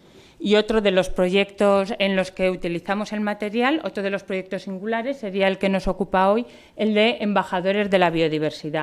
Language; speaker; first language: Spanish; native; Spanish